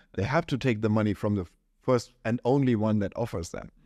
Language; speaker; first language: English; non-native, fluent; German